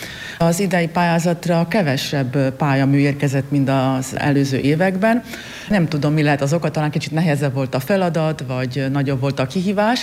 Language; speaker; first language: Hungarian; native; Hungarian